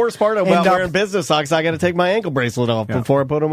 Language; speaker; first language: English; native; English